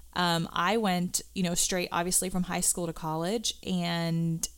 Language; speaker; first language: English; native; English